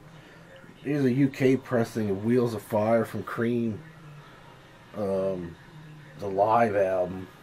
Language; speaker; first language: English; native; English